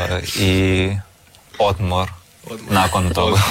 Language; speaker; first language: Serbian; non-native, learner; Russian